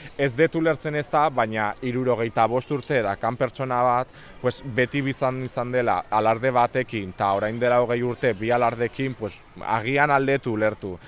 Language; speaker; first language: Basque; non-native, local second language; Spanish